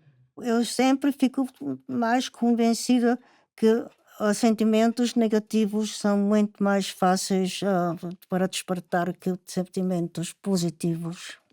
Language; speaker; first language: Portuguese; non-native, fluent; German